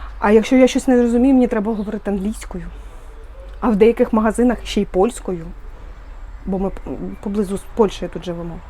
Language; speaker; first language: Ukrainian; native; Ukrainian